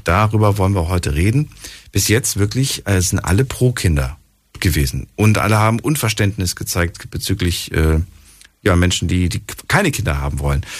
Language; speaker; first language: German; native; German